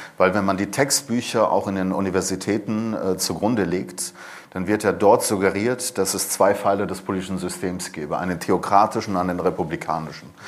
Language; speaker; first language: German; early bilingual, other home language; Persian